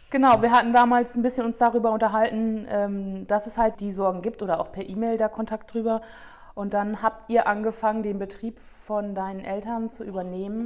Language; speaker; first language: German; native; German